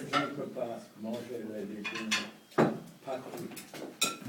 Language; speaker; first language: French; non-native, learner; English